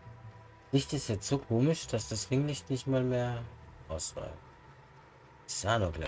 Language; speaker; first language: German; native; German